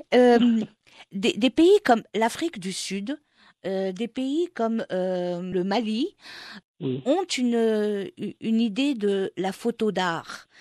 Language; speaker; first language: French; non-native, local second language; Arabic